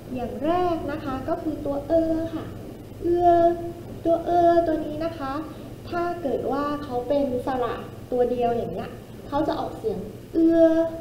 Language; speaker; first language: Thai; native; Thai